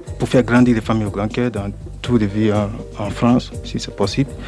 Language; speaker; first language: French; non-native, learner; English